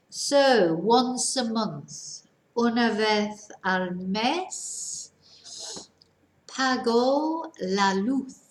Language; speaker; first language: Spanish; non-native, fluent; English